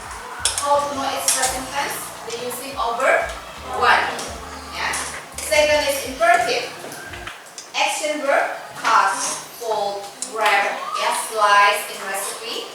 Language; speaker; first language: English; non-native, fluent; Indonesian